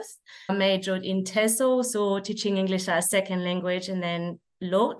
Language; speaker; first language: English; non-native, fluent; French